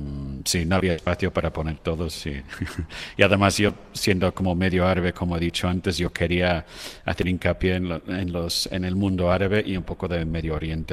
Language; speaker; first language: Spanish; non-native, fluent; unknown